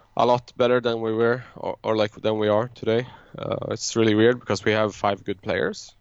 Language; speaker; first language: English; non-native, fluent; Swedish